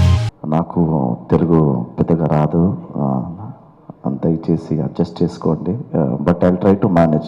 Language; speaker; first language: Telugu; non-native, learner; Kannada